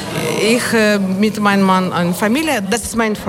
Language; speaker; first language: German; non-native, learner; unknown